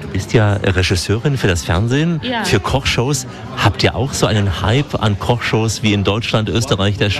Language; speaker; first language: German; native; German